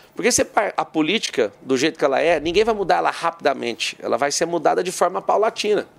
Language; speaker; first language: Portuguese; native; Portuguese